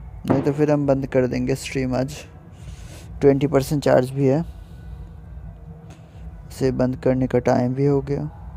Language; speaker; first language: Hindi; non-native, local second language; Bangla